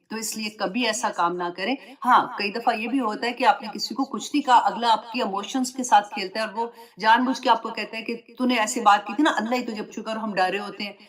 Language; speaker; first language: Urdu; non-native, local second language; Punjabi